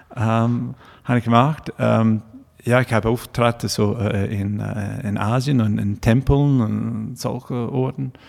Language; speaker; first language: German; non-native, fluent; English